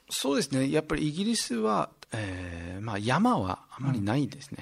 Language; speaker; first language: Japanese; non-native, fluent; English